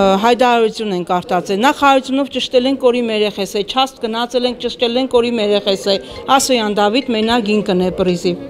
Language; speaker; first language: Armenian; native; Armenian